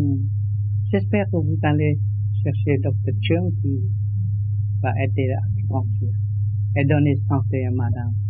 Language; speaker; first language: French; non-native, learner; Vietnamese